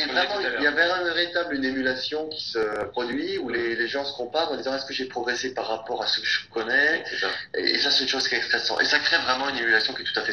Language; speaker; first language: French; native; French